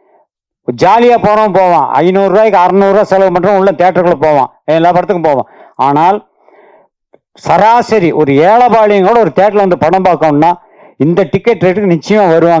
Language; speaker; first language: Tamil; native; Tamil